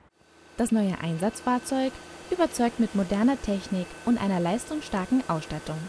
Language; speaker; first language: German; native; German